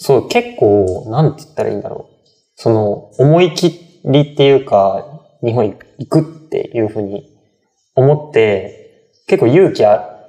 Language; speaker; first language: Japanese; native; Japanese